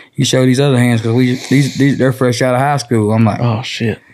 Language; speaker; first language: English; native; English